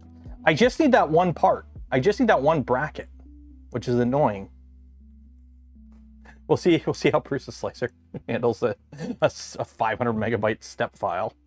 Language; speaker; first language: English; native; English